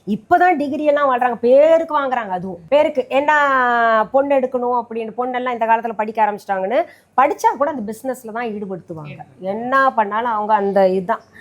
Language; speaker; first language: Tamil; non-native, local second language; Hindi